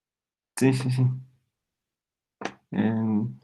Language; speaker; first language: Spanish; native; Spanish